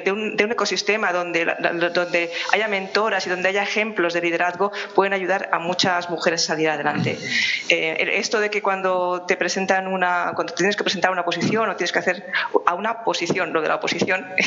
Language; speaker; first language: Spanish; native; Spanish